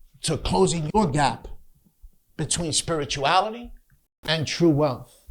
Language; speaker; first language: English; native; English